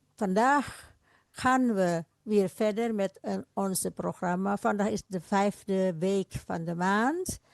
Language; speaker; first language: Dutch; non-native, fluent; Indonesian